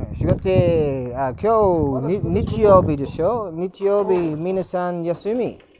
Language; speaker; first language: Japanese; non-native, learner; English